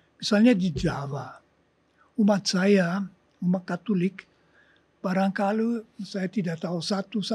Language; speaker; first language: Indonesian; non-native, fluent; German